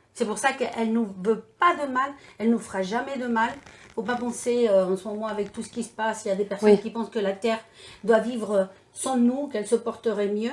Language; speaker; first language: French; non-native, fluent; Spanish